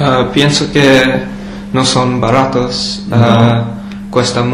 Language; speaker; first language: Spanish; non-native, learner; English